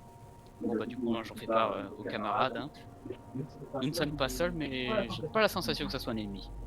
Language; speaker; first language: French; native; French